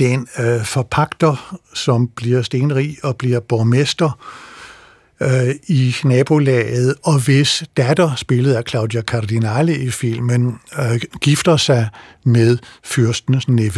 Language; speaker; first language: Danish; native; Danish